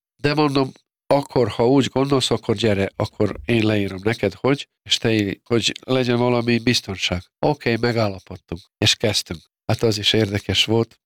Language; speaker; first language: Hungarian; non-native, fluent; Serbian